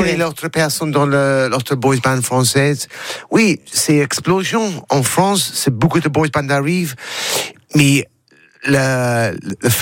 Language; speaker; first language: French; non-native, learner; English